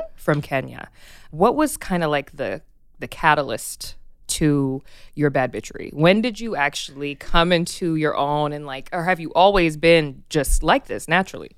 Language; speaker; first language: English; native; English